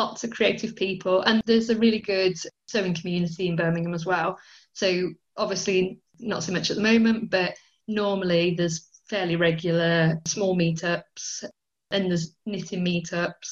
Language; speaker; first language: English; native; English